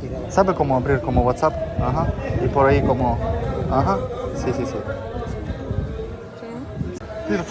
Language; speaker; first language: Spanish; non-native, learner; Russian